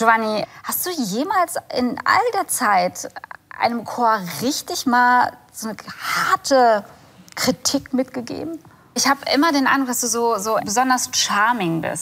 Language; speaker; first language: German; native; German